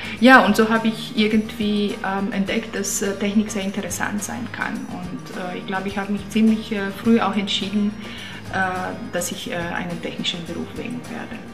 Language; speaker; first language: German; non-native, fluent; Croatian